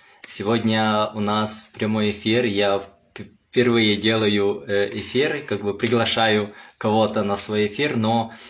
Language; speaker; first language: Russian; native; Russian